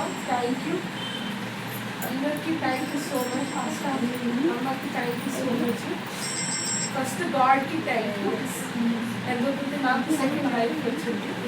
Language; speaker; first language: Telugu; non-native, learner; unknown